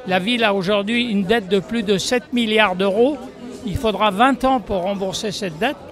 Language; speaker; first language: French; native; French